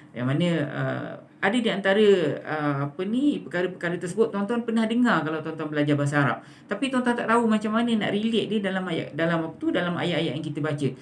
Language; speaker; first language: Malay; native; Malay